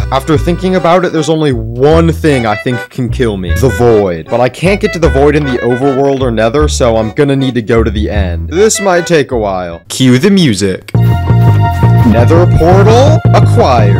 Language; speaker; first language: English; native; English